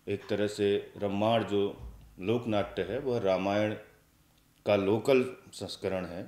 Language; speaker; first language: Hindi; native; Hindi